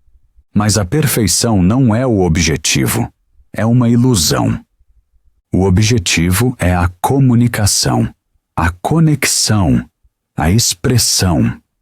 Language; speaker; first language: Portuguese; non-native, fluent; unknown